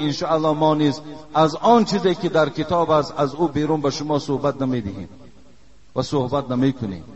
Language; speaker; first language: Persian; native; Persian